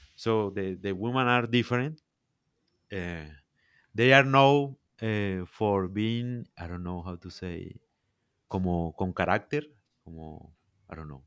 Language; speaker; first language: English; non-native, learner; Spanish